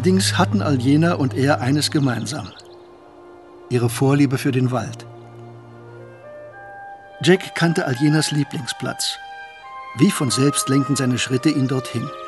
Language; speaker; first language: German; native; German